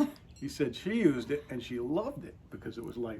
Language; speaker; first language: English; native; English